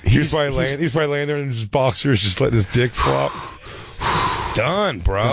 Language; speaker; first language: English; native; English